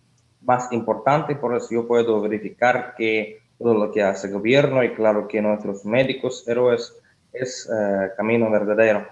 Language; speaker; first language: Spanish; non-native, learner; Russian